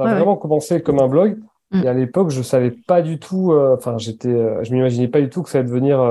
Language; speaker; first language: French; native; French